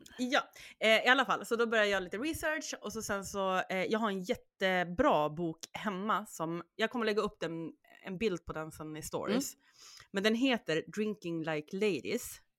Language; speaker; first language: Swedish; native; Swedish